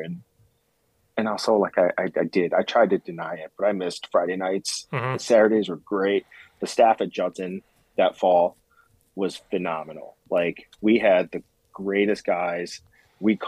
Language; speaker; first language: English; native; English